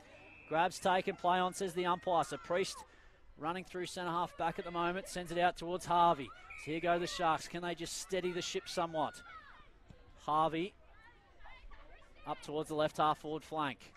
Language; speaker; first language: English; native; English